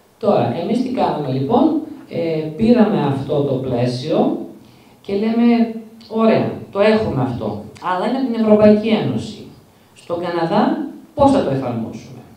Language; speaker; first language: Greek; early bilingual, heritage; Greek